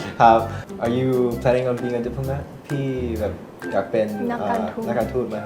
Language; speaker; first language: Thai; native; Thai